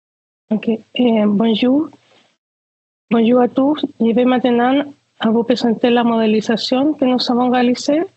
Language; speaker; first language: French; non-native, fluent; Spanish